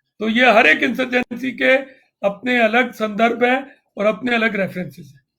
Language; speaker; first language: Hindi; non-native, local second language; Punjabi